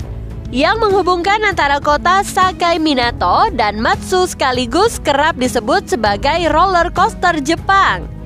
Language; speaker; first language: Indonesian; native; Indonesian